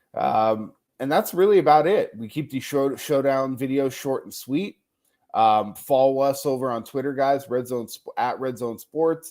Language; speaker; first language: English; native; English